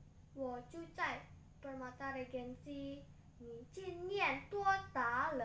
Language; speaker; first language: Chinese; non-native, learner; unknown